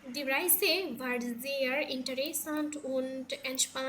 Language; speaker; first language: German; non-native, learner; Bangla